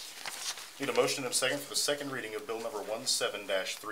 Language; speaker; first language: English; native; English